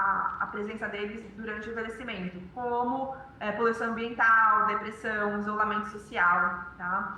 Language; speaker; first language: Portuguese; native; Portuguese